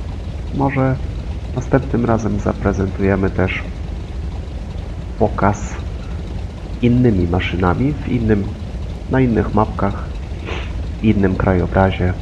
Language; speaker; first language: Polish; native; Polish